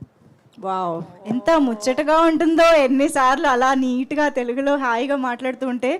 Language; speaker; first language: Telugu; native; Telugu